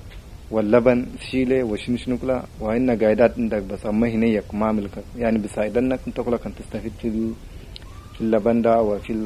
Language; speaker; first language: Arabic; native; Arabic